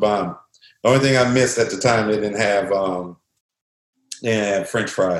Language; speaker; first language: English; native; English